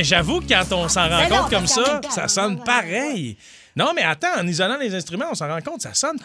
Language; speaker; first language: French; native; French